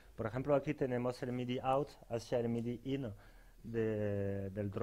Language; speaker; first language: Spanish; non-native, fluent; French